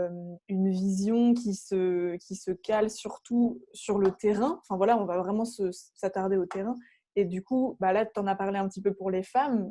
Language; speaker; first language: French; native; French